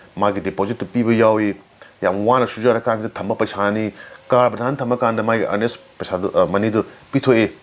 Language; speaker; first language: Manipuri; native; Manipuri